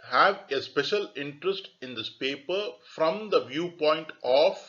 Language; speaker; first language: English; non-native, local second language; Tamil